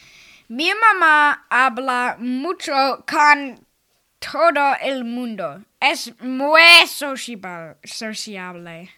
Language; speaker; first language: Spanish; non-native, learner; English